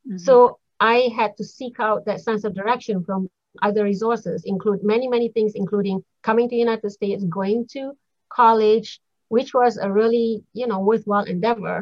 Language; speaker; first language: English; non-native, local second language; Malay